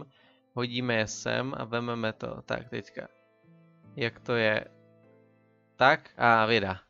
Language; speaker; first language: Czech; native; Czech